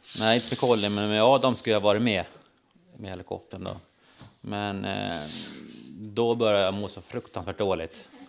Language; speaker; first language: Swedish; native; Swedish